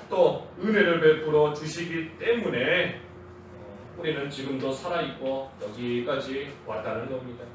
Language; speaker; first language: Korean; native; Korean